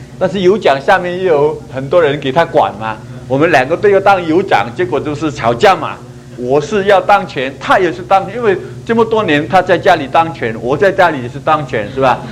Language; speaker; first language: Chinese; non-native, local second language; Cantonese